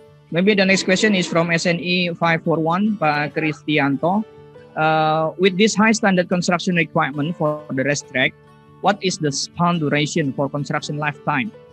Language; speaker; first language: English; non-native, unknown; Indonesian